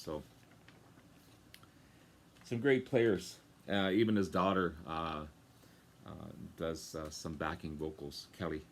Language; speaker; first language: English; native; English